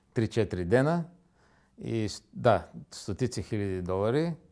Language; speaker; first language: Bulgarian; native; Bulgarian